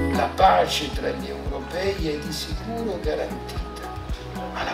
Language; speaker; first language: Italian; native; Italian